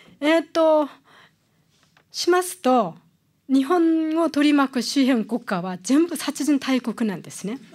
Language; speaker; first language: Japanese; non-native, fluent; Korean